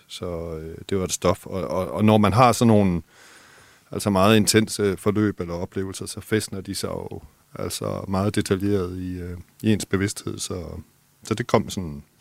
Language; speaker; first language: Danish; native; Danish